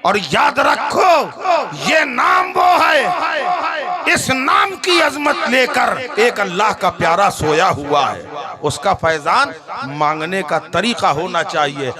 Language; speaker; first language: Urdu; native; Urdu